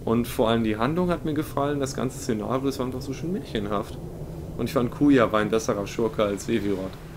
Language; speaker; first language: German; native; German